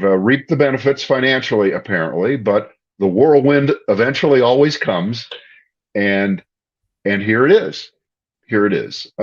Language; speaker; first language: English; native; English